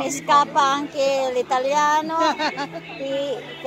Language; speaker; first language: Italian; non-native, fluent; Filipino